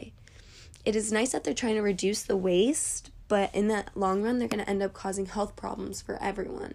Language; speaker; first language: English; native; English